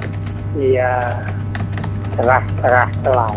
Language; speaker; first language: Indonesian; non-native, local second language; Balinese